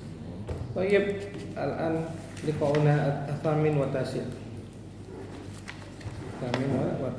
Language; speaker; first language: Arabic; non-native, fluent; Indonesian